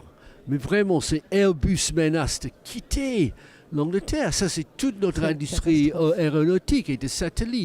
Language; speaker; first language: French; non-native, fluent; English